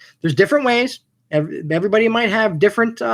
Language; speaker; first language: English; native; English